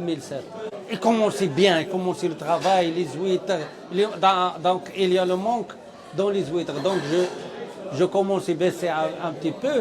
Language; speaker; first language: French; non-native, learner; Arabic